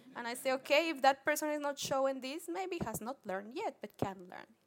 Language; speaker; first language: English; non-native, fluent; Spanish